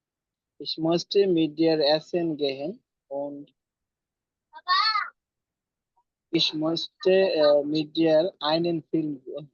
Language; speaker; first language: German; non-native, learner; Bangla